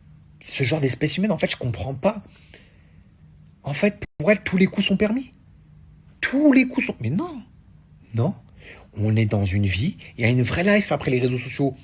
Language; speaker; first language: French; native; French